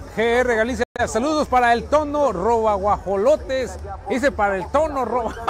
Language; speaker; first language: Spanish; native; Spanish